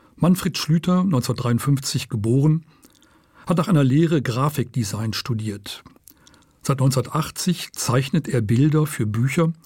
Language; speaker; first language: German; non-native, local second language; Luxembourgish